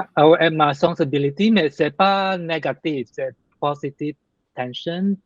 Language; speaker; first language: French; non-native, learner; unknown